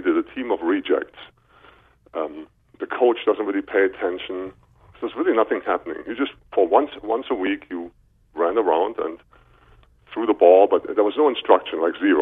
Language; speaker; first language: English; non-native, fluent; German